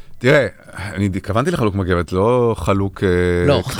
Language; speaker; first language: Hebrew; native; Hebrew